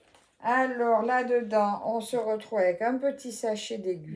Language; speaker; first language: French; native; French